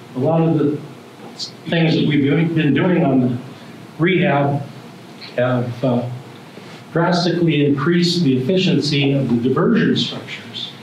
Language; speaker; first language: English; native; English